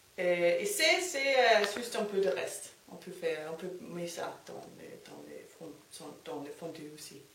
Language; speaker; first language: French; non-native, learner; Danish